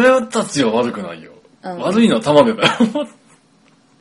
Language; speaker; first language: Japanese; native; Japanese